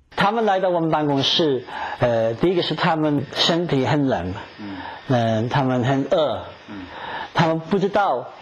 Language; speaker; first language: Chinese; non-native, fluent; English